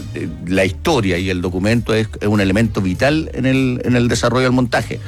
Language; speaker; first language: Spanish; native; Spanish